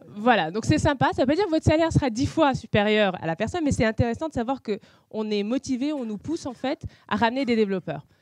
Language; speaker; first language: French; non-native, local second language; Arabic